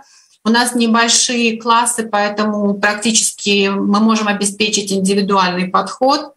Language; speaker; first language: Russian; native; Russian